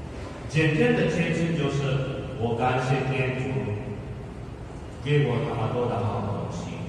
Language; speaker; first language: Chinese; non-native, fluent; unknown